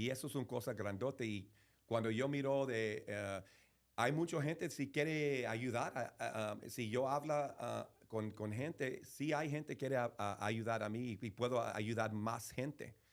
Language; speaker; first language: Spanish; early bilingual, heritage; English